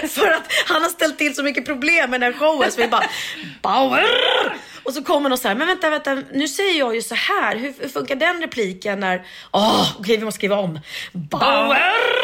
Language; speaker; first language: Swedish; native; Swedish